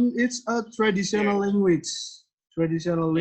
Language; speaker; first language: English; non-native, learner; Indonesian